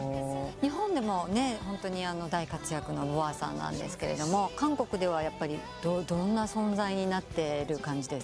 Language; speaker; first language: Japanese; native; Japanese